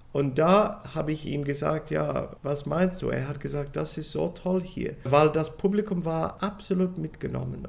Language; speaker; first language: German; non-native, fluent; English